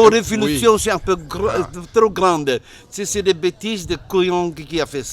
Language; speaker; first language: French; non-native, learner; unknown